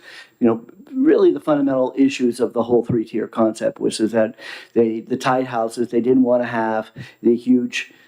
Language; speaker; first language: English; native; English